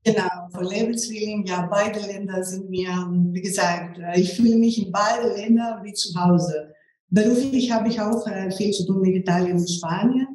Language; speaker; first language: German; non-native, fluent; Greek